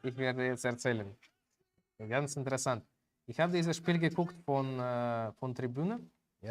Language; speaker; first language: German; non-native, learner; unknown